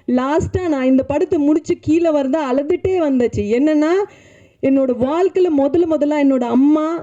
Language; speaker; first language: Tamil; non-native, learner; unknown